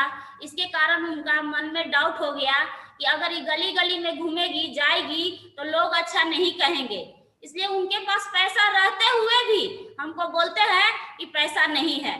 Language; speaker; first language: Hindi; non-native, local second language; Bhojpuri